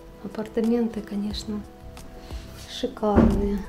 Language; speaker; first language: Russian; native; Russian